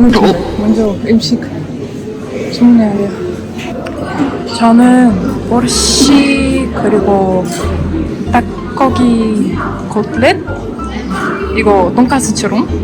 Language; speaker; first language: Korean; non-native, learner; Ukrainian